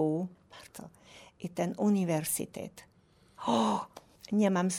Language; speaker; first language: Polish; non-native, learner; Hungarian